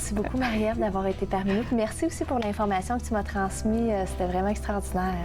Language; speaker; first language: French; native; French